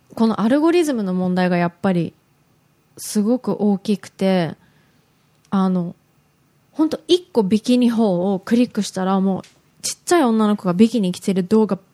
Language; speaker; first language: Japanese; early bilingual, heritage; Japanese